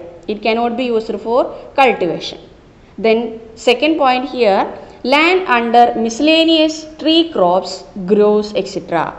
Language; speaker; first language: English; non-native, local second language; Malayalam